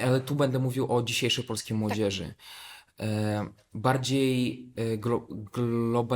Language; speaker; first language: Polish; non-native, fluent; Belarusian